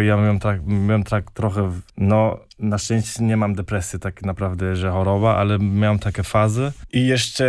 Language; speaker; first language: Polish; early bilingual, heritage; Polish